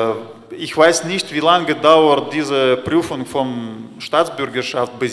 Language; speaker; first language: German; non-native, fluent; Russian